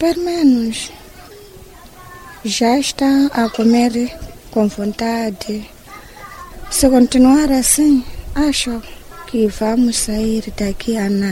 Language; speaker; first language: Portuguese; non-native, local second language; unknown